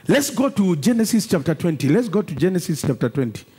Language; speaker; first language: English; non-native, local second language; Swahili